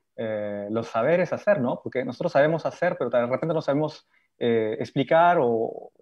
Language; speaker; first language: Spanish; native; Spanish